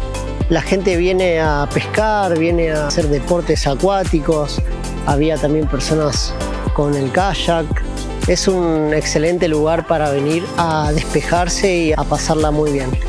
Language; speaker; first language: Spanish; native; Spanish